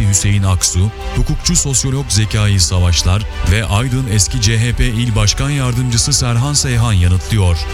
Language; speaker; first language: Turkish; native; Turkish